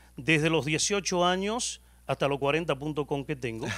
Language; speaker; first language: Spanish; native; Spanish